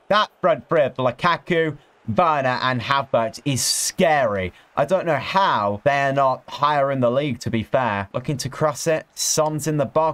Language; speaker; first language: English; native; English